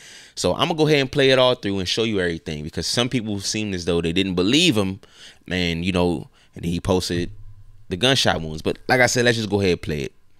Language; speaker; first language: English; native; English